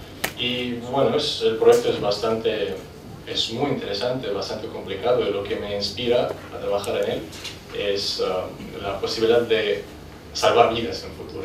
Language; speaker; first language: Spanish; non-native, fluent; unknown